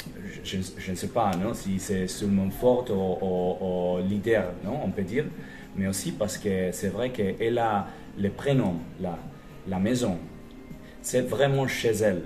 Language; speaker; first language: French; non-native, fluent; Spanish